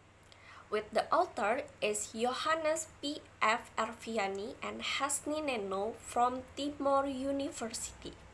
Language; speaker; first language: English; non-native, learner; Indonesian